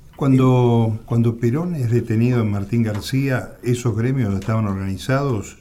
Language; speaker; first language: Spanish; native; Spanish